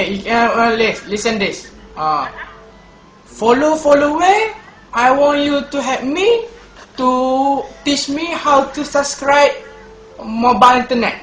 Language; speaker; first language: English; non-native, learner; Malay